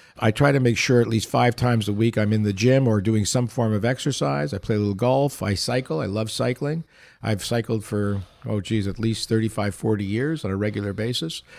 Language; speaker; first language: English; early bilingual, other home language; Yiddish